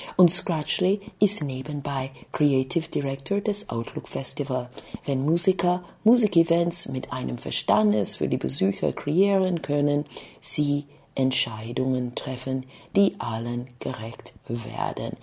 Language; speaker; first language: German; non-native, fluent; English